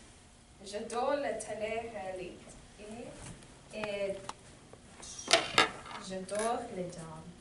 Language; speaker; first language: French; non-native, learner; English